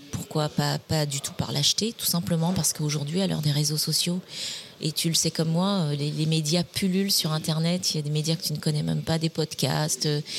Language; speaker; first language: French; native; French